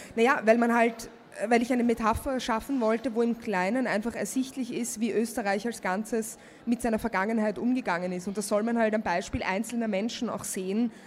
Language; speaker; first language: German; native; German